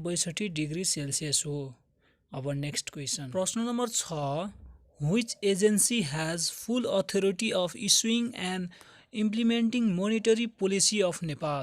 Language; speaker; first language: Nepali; native; Nepali